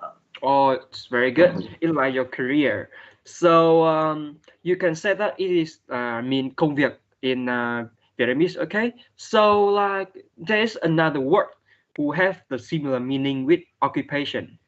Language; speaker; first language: English; non-native, fluent; Vietnamese